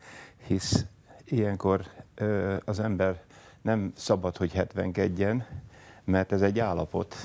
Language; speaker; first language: Hungarian; native; Hungarian